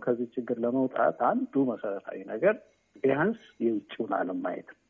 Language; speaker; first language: Amharic; native; Amharic